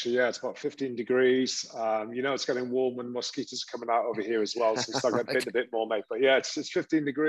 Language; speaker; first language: English; native; English